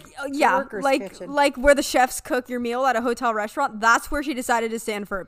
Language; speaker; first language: English; native; English